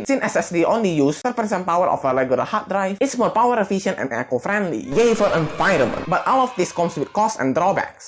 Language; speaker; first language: English; non-native, fluent; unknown